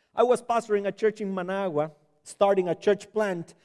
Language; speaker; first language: English; non-native, fluent; Spanish